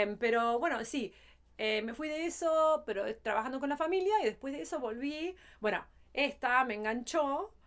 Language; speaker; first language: Spanish; early bilingual, heritage; Spanish